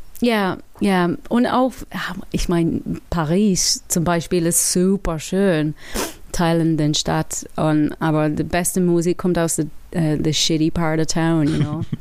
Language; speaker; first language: German; non-native, learner; English